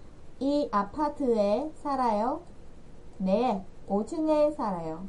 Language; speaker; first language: Korean; non-native, fluent; Vietnamese